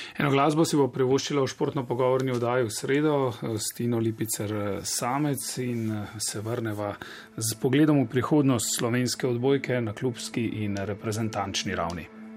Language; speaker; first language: Slovenian; native; Slovenian